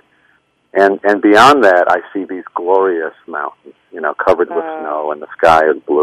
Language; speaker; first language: English; native; English